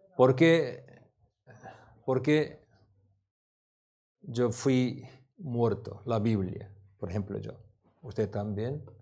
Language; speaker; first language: Spanish; non-native, learner; Korean